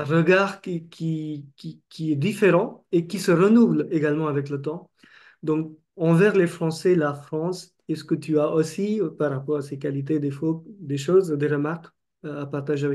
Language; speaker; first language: French; non-native, fluent; Marathi